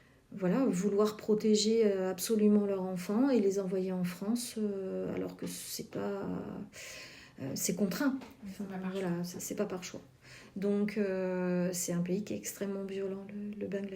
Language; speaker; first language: French; native; French